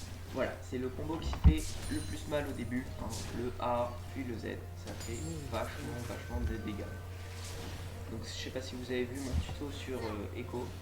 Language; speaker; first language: French; native; French